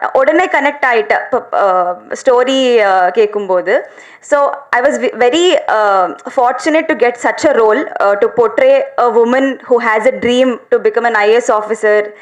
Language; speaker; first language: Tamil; non-native, learner; Telugu